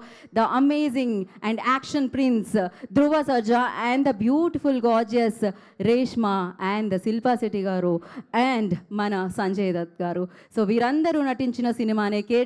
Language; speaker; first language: Telugu; native; Telugu